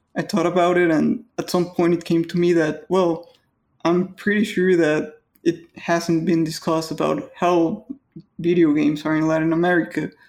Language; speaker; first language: English; non-native, fluent; Spanish